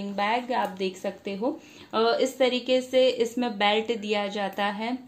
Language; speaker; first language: Hindi; non-native, local second language; Bangla